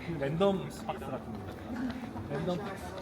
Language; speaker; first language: Korean; native; Korean